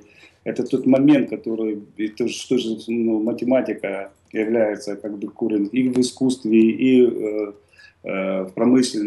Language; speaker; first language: Russian; native; Russian